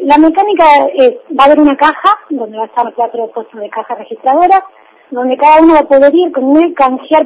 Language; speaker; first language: Spanish; native; Spanish